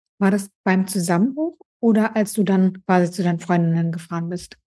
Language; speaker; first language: German; native; German